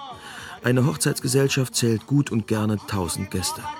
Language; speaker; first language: German; native; German